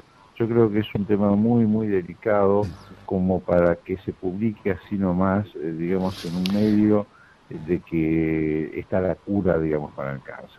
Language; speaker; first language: Spanish; native; Spanish